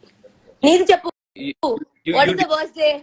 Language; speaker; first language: Telugu; native; Telugu